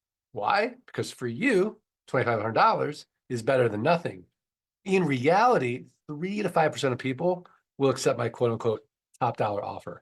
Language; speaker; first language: English; native; English